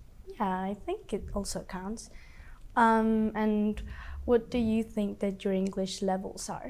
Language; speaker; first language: English; non-native, fluent; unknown